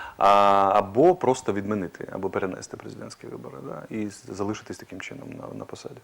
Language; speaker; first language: Ukrainian; non-native, local second language; Russian